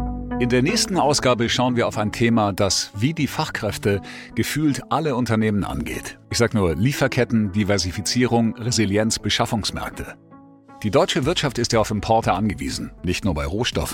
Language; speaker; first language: German; native; German